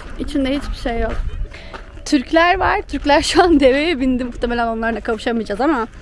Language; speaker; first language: Turkish; early bilingual, heritage; Turkish